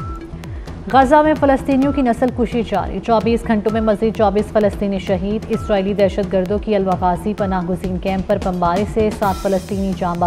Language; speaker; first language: Urdu; native; Urdu